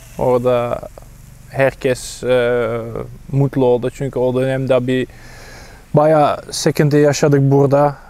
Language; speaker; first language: Turkish; non-native, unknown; Dutch